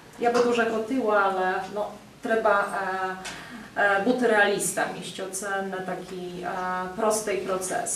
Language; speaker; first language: Ukrainian; non-native, fluent; Polish